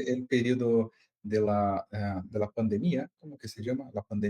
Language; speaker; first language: Spanish; non-native, fluent; Portuguese